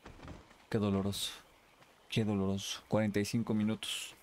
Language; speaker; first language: Spanish; native; Spanish